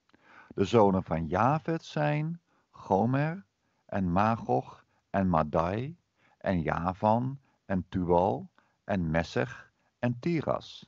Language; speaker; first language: Dutch; native; Dutch